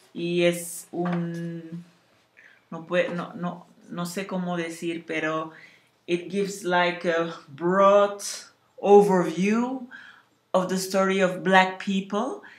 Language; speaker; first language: Spanish; non-native, learner; Dutch